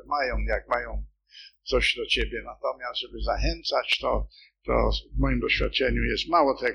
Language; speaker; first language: Polish; non-native, fluent; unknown